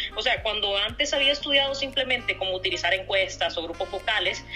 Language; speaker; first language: Spanish; native; Spanish